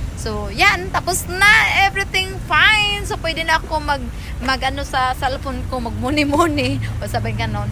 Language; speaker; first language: Filipino; non-native, local second language; Cebuano